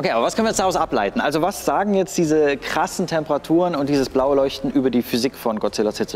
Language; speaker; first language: German; native; German